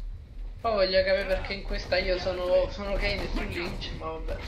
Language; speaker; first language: Italian; native; Italian